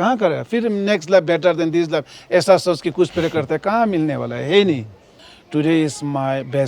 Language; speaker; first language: Hindi; non-native, local second language; Ladakhi